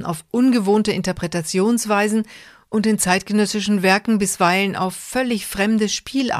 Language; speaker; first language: German; native; German